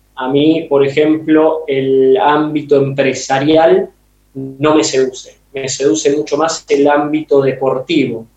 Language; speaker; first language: Spanish; native; Spanish